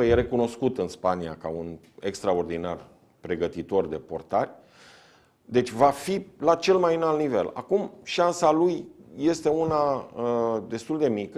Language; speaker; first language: Romanian; native; Romanian